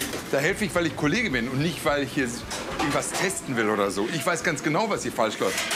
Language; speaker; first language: German; native; German